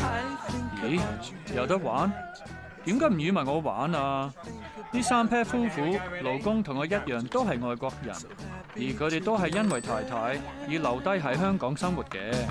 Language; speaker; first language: Cantonese; native; Cantonese